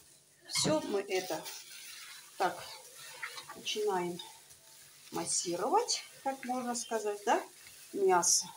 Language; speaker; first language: Russian; non-native, learner; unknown